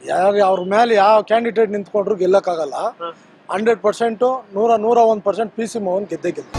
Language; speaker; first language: Kannada; native; Kannada